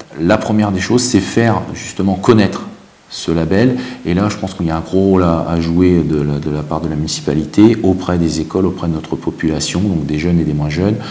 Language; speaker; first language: French; native; French